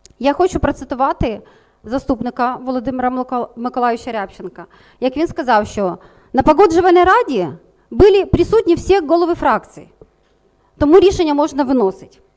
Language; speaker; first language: Ukrainian; native; Ukrainian